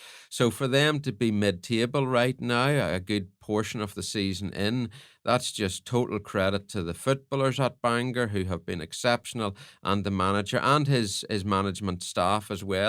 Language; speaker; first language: English; native; English